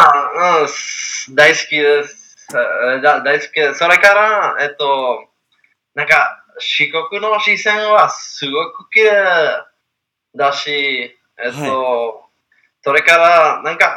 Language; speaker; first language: Japanese; non-native, learner; English